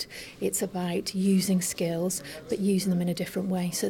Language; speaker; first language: English; native; English